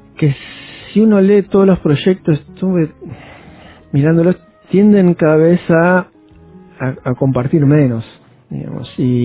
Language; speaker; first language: Spanish; native; Spanish